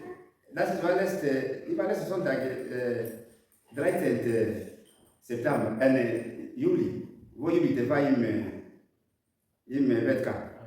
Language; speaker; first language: German; non-native, learner; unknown